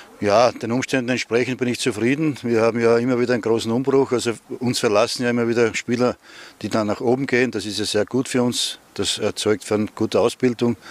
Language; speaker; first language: German; native; German